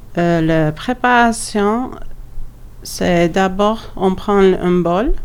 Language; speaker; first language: French; non-native, learner; Albanian